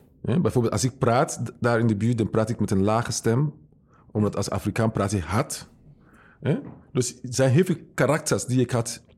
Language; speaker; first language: Dutch; non-native, fluent; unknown